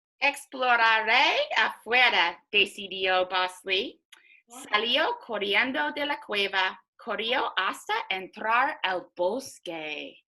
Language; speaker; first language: Spanish; non-native, fluent; English